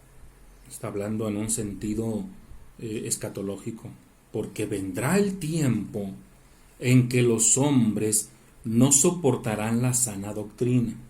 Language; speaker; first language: Spanish; native; Spanish